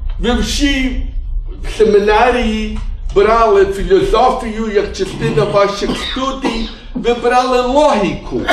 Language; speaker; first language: Ukrainian; early bilingual, heritage; English